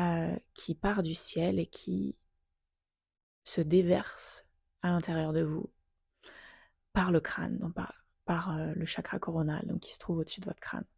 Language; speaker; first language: French; native; French